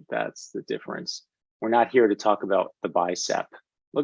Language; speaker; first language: English; native; English